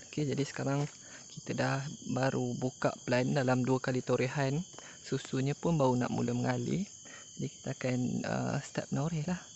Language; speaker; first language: Malay; native; Malay